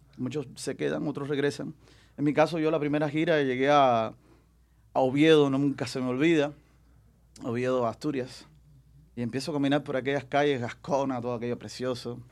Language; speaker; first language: Spanish; native; Spanish